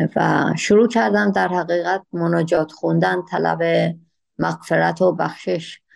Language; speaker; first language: Persian; native; Persian